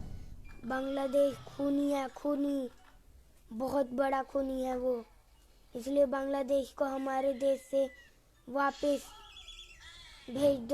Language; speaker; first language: Hindi; non-native, local second language; Kok Borok